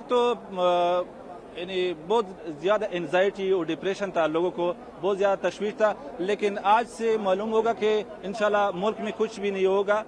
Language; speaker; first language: Hindi; non-native, fluent; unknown